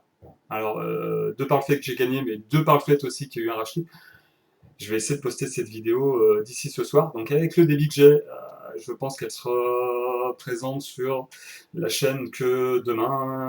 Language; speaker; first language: French; native; French